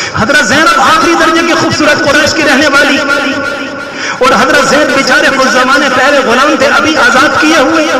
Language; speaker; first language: Urdu; native; Urdu